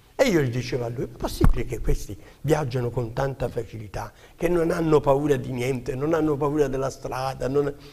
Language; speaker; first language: Italian; native; Italian